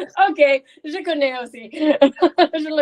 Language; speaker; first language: French; non-native, learner; English